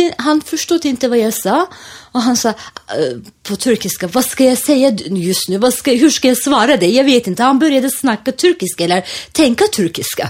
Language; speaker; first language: Swedish; non-native, fluent; Turkish